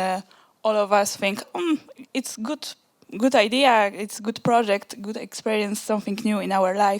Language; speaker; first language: English; non-native, learner; Polish